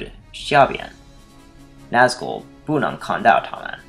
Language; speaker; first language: Chinese; non-native, learner; English